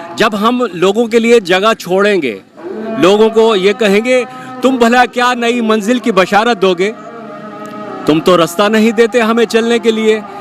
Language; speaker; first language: Urdu; non-native, local second language; Pashto